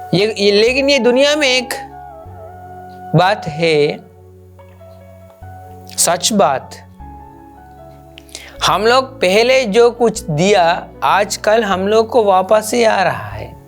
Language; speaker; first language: Hindi; non-native, local second language; Sinhala